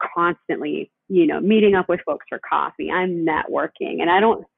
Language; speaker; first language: English; early bilingual, other home language; Spanish